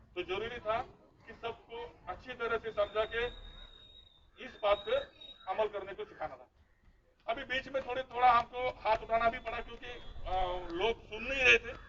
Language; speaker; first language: Hindi; non-native, local second language; Marathi